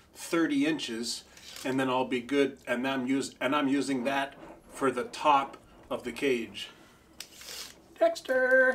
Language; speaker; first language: English; native; English